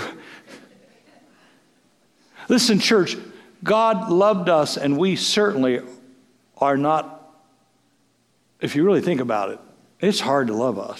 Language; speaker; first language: English; native; English